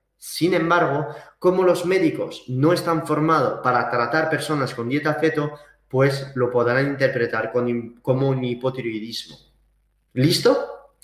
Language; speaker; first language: Spanish; early bilingual, heritage; Spanish